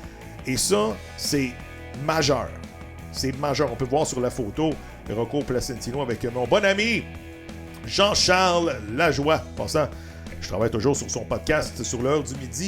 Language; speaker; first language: French; native; French